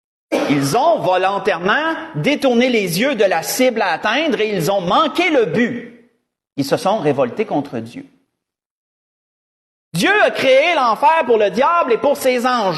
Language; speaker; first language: French; native; French